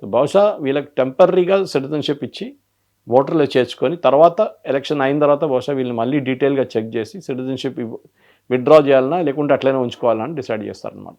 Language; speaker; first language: Telugu; non-native, local second language; Malayalam